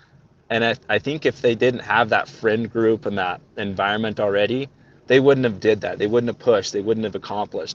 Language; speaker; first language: English; native; English